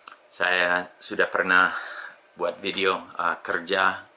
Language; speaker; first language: Indonesian; non-native, fluent; English